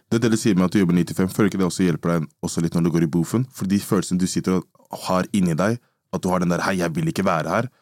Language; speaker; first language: Norwegian; early bilingual, other home language; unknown